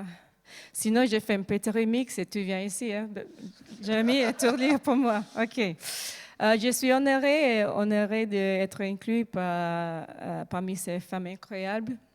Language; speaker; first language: French; non-native, learner; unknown